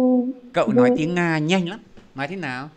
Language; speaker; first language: Vietnamese; native; Vietnamese